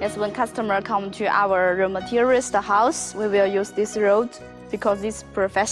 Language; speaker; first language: English; non-native, learner; Chinese